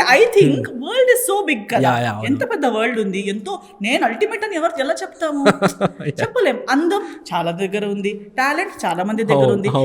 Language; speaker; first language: Telugu; non-native, fluent; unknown